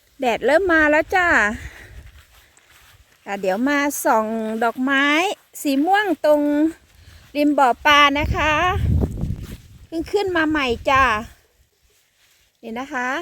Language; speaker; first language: Thai; native; Thai